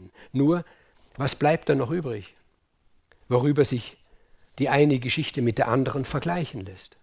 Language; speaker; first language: German; native; German